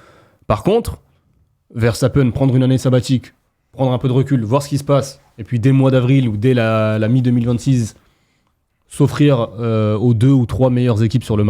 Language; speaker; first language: French; native; French